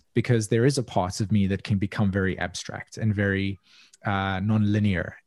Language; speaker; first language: English; native; English